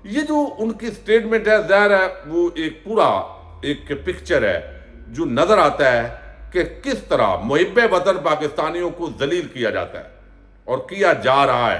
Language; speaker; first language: Urdu; native; Urdu